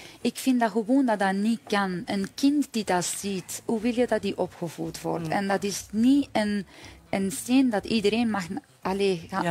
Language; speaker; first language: Dutch; non-native, fluent; Persian